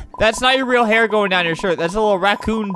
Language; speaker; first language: English; native; English